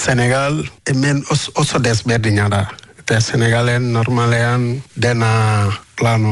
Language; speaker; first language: Basque; non-native, learner; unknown